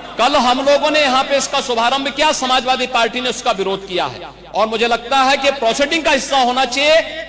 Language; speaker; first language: Hindi; native; Hindi